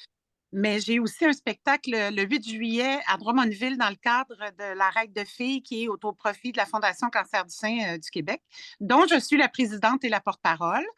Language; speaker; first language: French; native; French